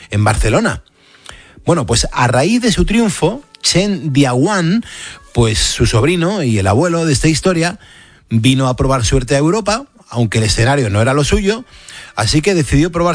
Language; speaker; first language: Spanish; native; Spanish